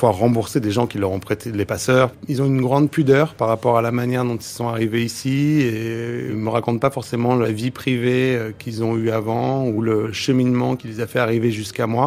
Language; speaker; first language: French; native; French